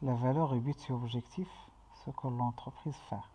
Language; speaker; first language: French; non-native, local second language; Arabic